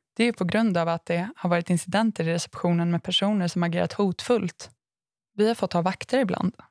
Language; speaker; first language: Swedish; native; Swedish